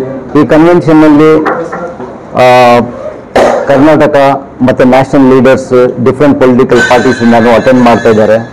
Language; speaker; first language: Kannada; non-native, local second language; Urdu